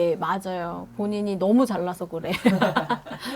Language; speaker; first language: Korean; native; Korean